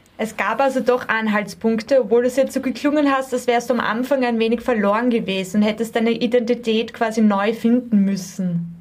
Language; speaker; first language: German; native; German